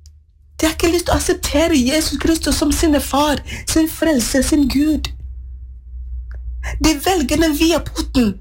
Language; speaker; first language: Norwegian; non-native, fluent; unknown